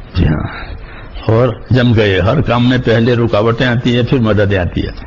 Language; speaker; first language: Urdu; non-native, local second language; Gujarati